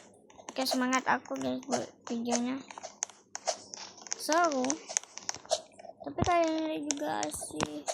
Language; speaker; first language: Malay; native; Malay